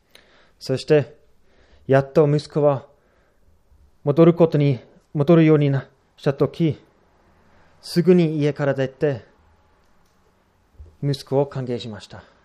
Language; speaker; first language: Japanese; non-native, fluent; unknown